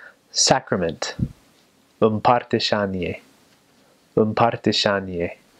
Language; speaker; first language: Romanian; non-native, fluent; English